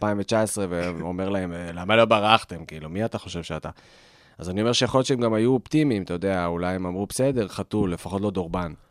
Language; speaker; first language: Hebrew; native; Hebrew